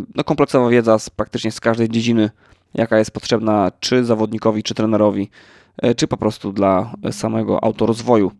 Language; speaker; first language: Polish; native; Polish